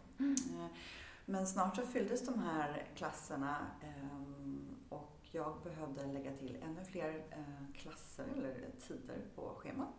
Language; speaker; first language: Swedish; early bilingual, heritage; Swedish